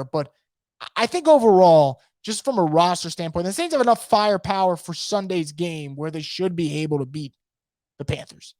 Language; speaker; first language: English; native; English